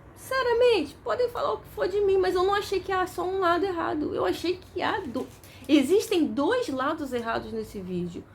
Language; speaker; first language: Portuguese; native; Portuguese